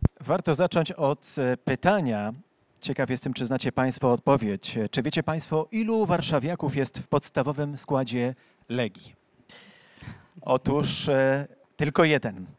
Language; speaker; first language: Polish; native; Polish